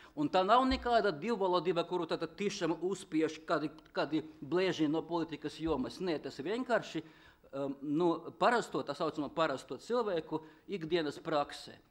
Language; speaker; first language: Latvian; non-native, local second language; Russian